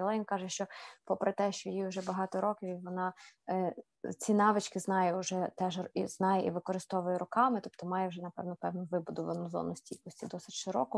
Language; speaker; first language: Ukrainian; native; Ukrainian